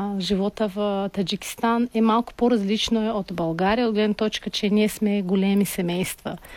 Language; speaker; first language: Bulgarian; non-native, fluent; Tajik